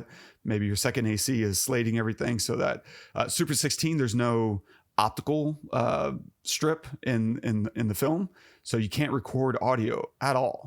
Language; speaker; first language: English; native; English